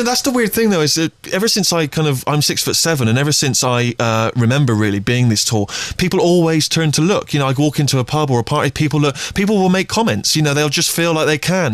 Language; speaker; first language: English; native; English